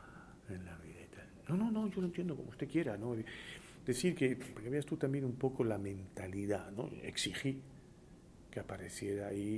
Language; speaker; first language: Spanish; early bilingual, heritage; Spanish